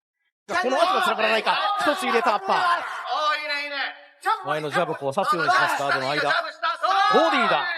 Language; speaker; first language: Japanese; native; Japanese